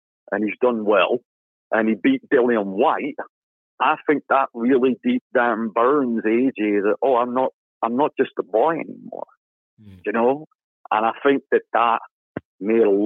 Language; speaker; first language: English; native; English